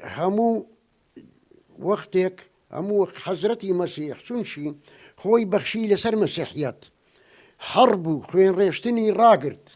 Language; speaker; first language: Central Kurdish; non-native, local second language; Assyrian Neo-Aramaic